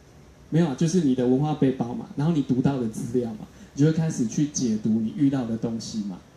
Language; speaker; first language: Chinese; native; Chinese